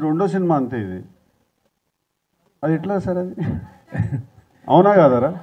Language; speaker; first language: Telugu; native; Telugu